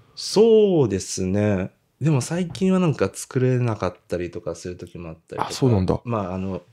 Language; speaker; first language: Japanese; native; Japanese